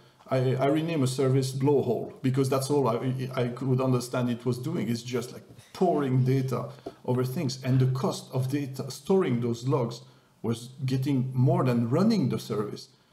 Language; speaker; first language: English; non-native, fluent; French